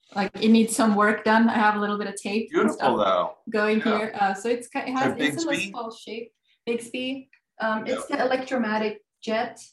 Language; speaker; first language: English; non-native, fluent; Swedish